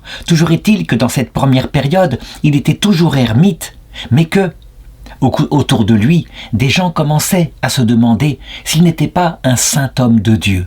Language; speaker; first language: French; native; French